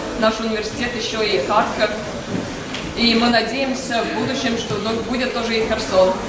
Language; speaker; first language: Russian; non-native, fluent; Latvian